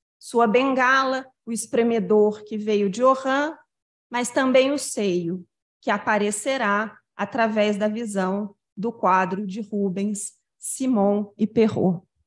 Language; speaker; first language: Portuguese; native; Portuguese